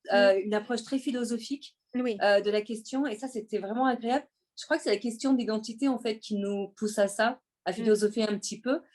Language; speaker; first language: French; non-native, fluent; Turkish